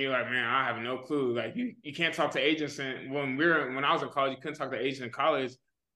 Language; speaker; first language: English; native; English